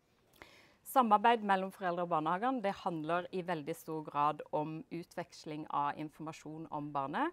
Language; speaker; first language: Norwegian; native; Norwegian